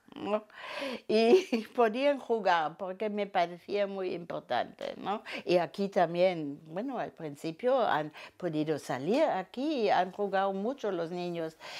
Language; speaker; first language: Spanish; non-native, fluent; German